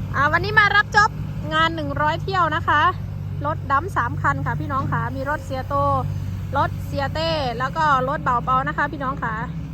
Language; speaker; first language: Thai; non-native, local second language; Northeastern Thai